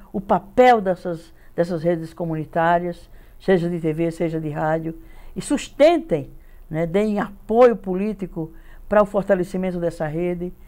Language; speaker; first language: Portuguese; native; Portuguese